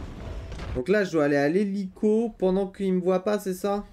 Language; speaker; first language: French; native; French